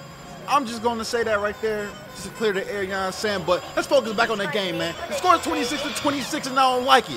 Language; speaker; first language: English; native; English